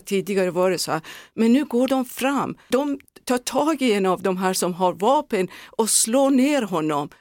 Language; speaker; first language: Swedish; non-native, fluent; Persian